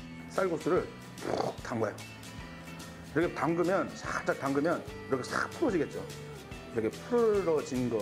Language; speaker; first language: Korean; native; Korean